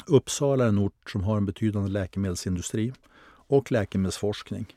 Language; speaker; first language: Swedish; native; Swedish